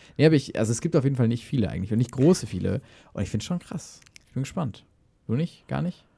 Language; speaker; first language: German; native; German